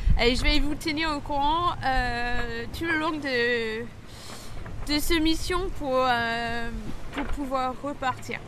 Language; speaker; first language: French; non-native, fluent; English